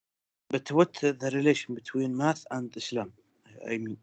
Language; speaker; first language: English; non-native, learner; Arabic